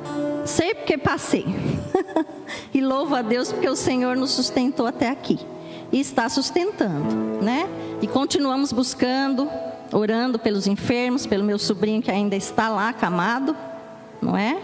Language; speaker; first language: Portuguese; native; Portuguese